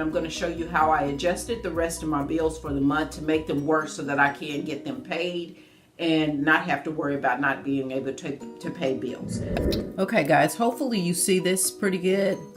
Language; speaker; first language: English; native; English